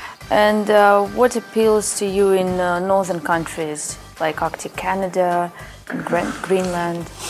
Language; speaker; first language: English; non-native, fluent; Russian